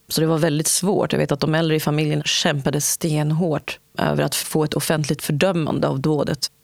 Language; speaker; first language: Swedish; early bilingual, other home language; Kurdish